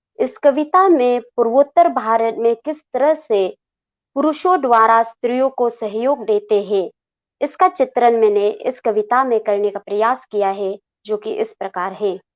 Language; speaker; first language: Hindi; non-native, local second language; Khasi